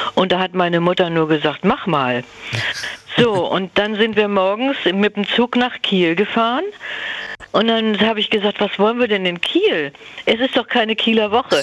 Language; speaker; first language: German; native; German